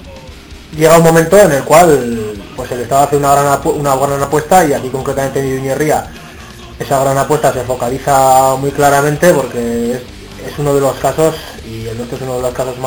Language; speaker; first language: Spanish; native; Spanish